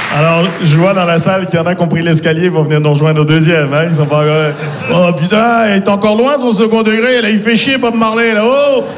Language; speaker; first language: French; native; French